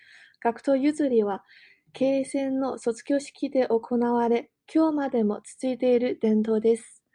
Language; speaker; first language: Japanese; non-native, learner; English